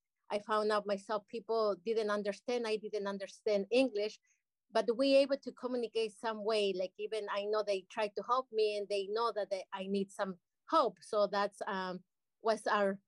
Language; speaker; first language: English; non-native, learner; Spanish